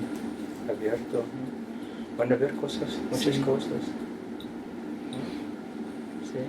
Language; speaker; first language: Spanish; non-native, learner; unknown